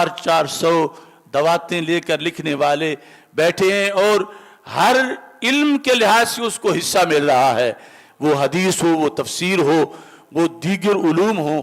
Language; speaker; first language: Urdu; native; Urdu